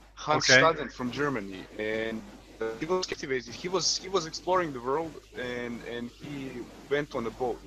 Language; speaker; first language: English; non-native, fluent; Croatian